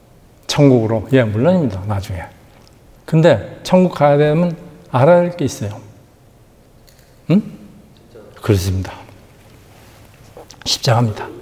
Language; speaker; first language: Korean; native; Korean